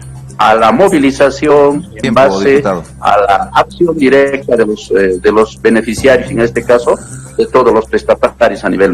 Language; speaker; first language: Spanish; native; Spanish